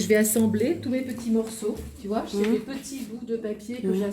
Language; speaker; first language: French; native; French